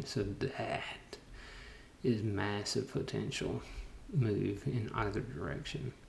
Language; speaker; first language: English; native; English